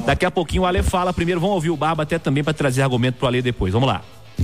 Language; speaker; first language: Portuguese; native; Portuguese